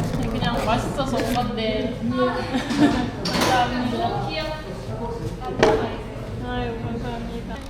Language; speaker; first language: Korean; non-native, fluent; Japanese